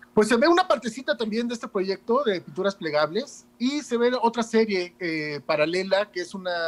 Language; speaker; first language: Spanish; native; Spanish